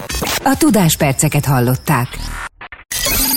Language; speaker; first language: Hungarian; native; Hungarian